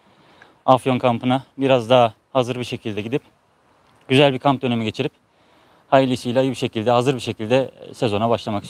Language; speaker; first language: Turkish; native; Turkish